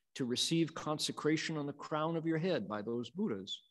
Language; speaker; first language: English; native; English